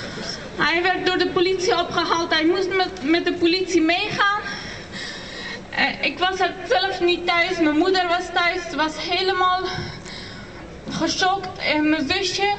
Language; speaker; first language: Dutch; early bilingual, other home language; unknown